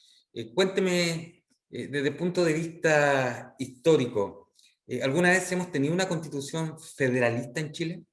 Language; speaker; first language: Spanish; native; Spanish